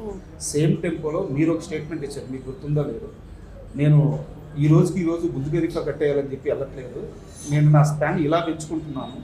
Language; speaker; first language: Telugu; native; Telugu